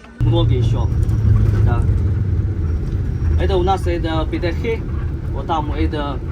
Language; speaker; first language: Russian; non-native, learner; Chinese